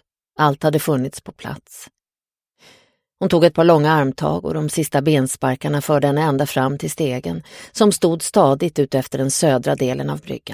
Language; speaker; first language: Swedish; native; Swedish